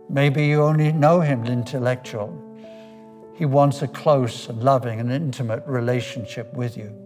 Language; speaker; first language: English; native; English